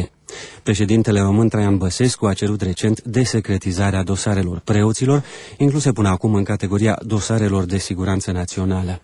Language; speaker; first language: Romanian; native; Romanian